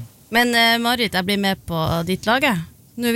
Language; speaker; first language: Norwegian; native; Norwegian